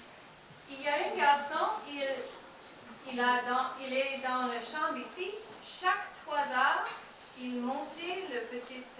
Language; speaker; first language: French; non-native, learner; English